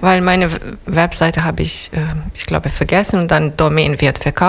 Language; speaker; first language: German; non-native, fluent; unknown